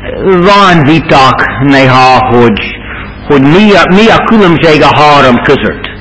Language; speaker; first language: Hungarian; non-native, fluent; English